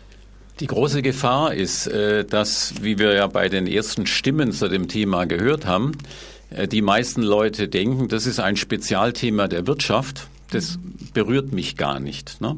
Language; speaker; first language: German; native; German